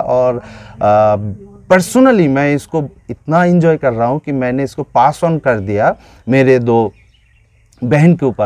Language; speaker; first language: Hindi; non-native, fluent; Bangla